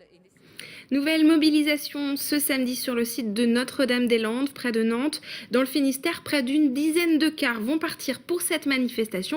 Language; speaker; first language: French; native; French